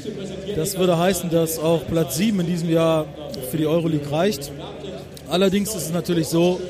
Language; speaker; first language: German; native; German